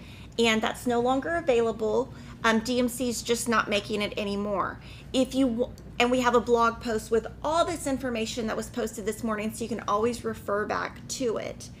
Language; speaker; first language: English; native; English